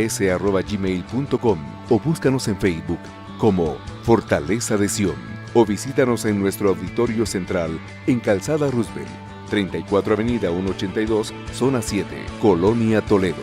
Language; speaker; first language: Spanish; native; Spanish